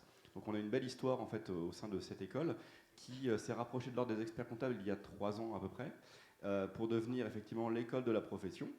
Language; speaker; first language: French; native; French